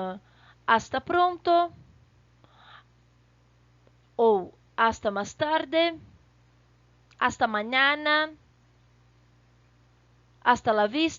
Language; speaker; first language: Spanish; non-native, fluent; Portuguese